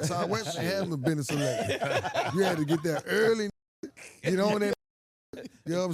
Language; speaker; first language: English; native; English